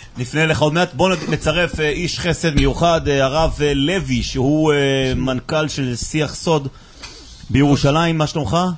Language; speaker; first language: Hebrew; native; Hebrew